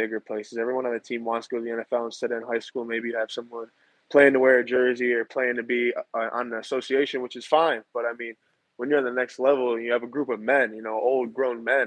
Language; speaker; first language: English; native; English